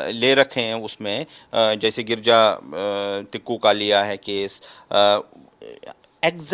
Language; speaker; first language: Hindi; native; Hindi